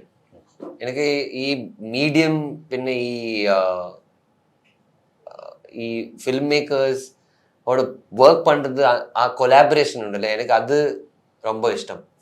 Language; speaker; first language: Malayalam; non-native, learner; Tamil